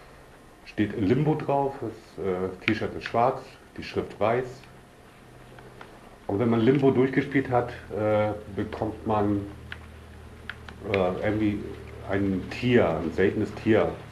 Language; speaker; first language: German; native; German